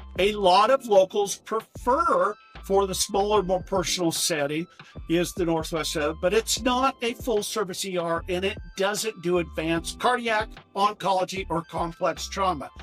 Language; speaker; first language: English; native; English